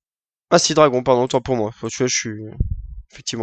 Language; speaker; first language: French; native; French